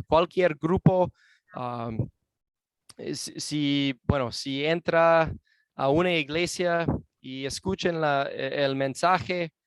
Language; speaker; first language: Spanish; non-native, fluent; English